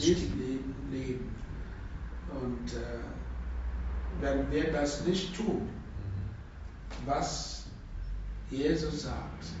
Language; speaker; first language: German; non-native, learner; Russian